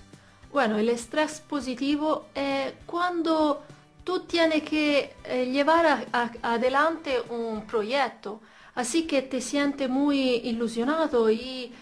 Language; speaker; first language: Spanish; non-native, fluent; Italian